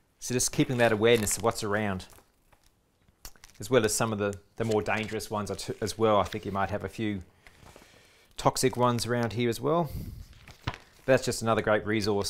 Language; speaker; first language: English; native; English